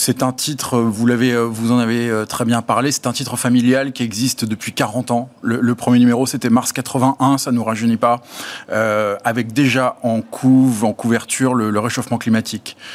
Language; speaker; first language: French; native; French